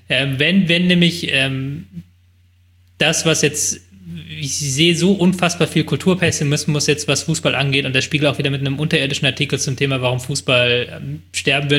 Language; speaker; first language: German; native; German